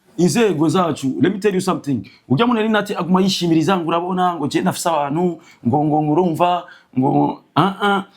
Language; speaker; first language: Rundi; native; Rundi